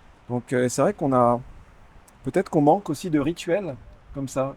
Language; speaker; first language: French; native; French